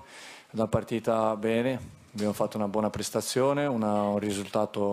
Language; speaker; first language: Italian; non-native, fluent; Portuguese